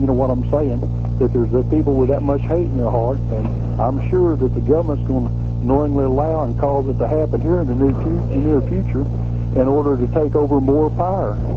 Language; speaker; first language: English; native; English